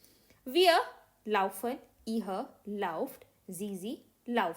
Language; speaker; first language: German; non-native, learner; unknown